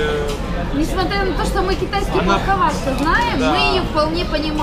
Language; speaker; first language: Russian; native; Russian